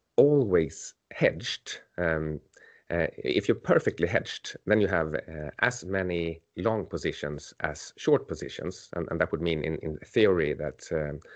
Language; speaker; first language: English; non-native, fluent; Swedish